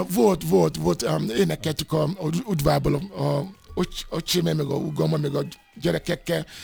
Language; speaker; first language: Hungarian; non-native, fluent; Yoruba